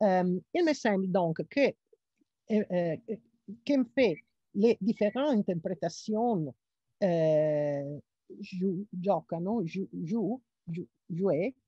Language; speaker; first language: French; non-native, fluent; Italian